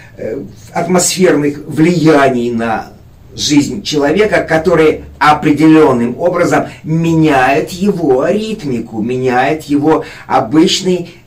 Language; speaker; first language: Russian; native; Russian